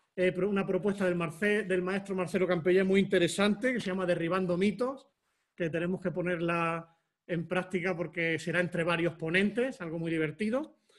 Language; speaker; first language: Spanish; native; Spanish